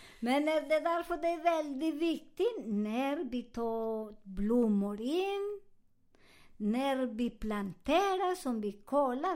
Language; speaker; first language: Swedish; non-native, learner; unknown